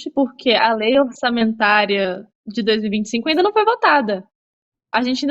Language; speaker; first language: Portuguese; native; Portuguese